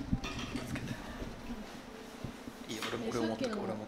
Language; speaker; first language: Japanese; native; Japanese